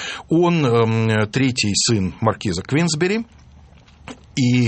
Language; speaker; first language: Russian; native; Russian